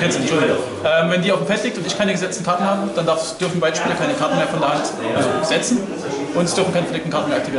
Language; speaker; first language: German; native; German